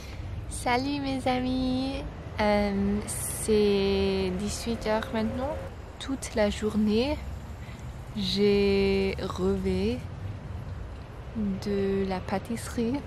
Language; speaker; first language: French; non-native, learner; English